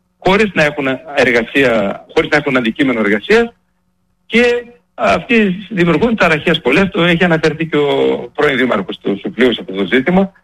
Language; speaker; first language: Greek; native; Greek